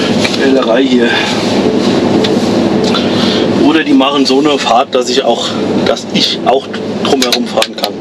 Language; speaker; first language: German; native; German